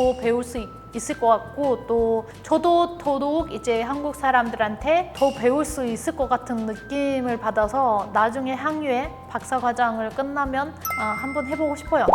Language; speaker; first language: Korean; non-native, fluent; Turkish